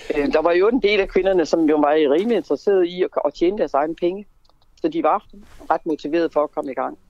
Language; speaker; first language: Danish; native; Danish